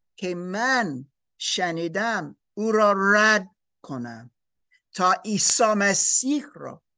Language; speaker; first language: Persian; non-native, learner; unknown